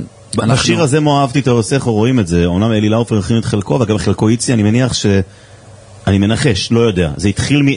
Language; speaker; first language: Hebrew; native; Hebrew